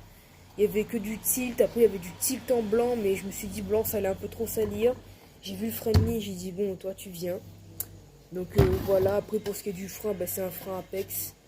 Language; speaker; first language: French; native; French